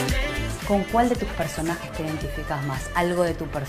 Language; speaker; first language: Spanish; native; Spanish